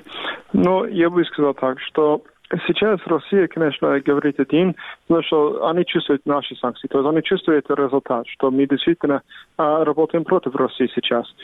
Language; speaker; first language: Russian; non-native, fluent; English